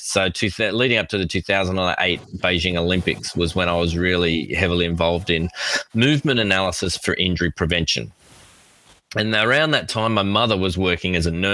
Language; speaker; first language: English; native; English